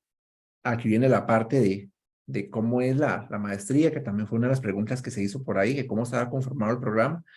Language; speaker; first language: Spanish; native; Spanish